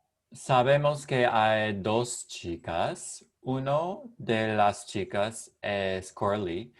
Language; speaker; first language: Spanish; non-native, learner; English